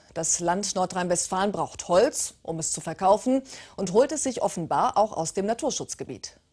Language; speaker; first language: German; early bilingual, other home language; Turkish